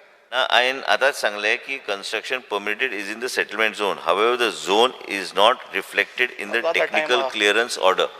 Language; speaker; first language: English; non-native, local second language; Konkani